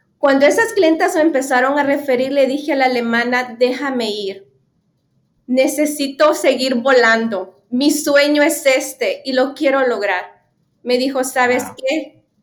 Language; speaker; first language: Spanish; native; Spanish